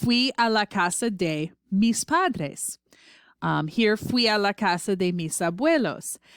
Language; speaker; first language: Spanish; non-native, fluent; English